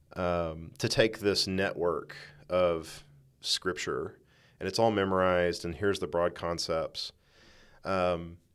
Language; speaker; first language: English; native; English